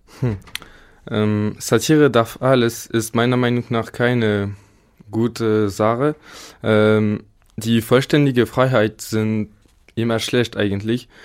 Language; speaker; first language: German; non-native, learner; French